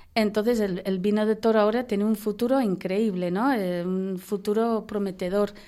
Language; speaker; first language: Spanish; non-native, fluent; English